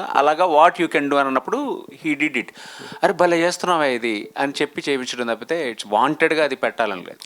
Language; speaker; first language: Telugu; native; Telugu